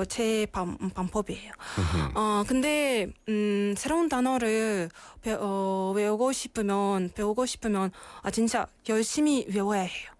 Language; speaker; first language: Korean; non-native, learner; Russian